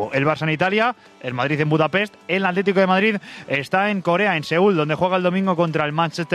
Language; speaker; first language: Spanish; native; Spanish